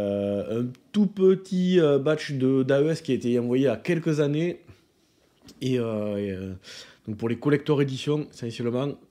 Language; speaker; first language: French; native; French